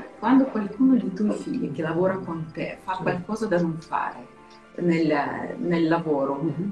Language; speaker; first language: Italian; non-native, fluent; Russian